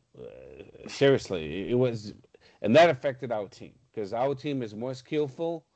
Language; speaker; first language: English; non-native, fluent; Portuguese